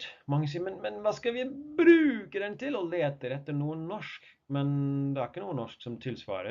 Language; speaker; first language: Norwegian; non-native, fluent; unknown